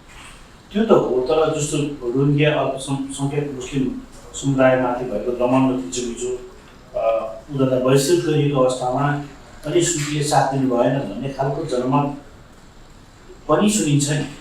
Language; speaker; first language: Nepali; native; Nepali